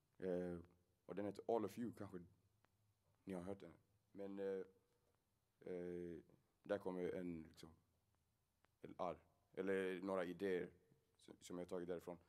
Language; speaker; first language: Swedish; non-native, fluent; English